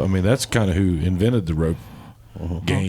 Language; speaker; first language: English; native; English